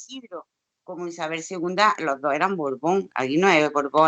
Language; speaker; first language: Spanish; native; Spanish